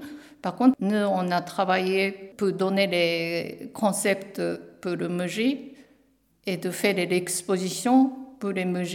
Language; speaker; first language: French; non-native, learner; Japanese